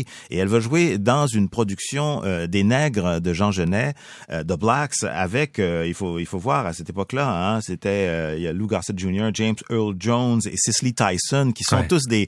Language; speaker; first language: French; native; French